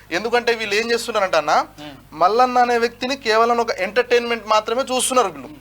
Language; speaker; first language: Telugu; non-native, local second language; Lambadi